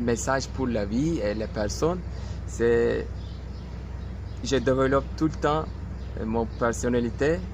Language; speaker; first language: French; non-native, learner; Turkish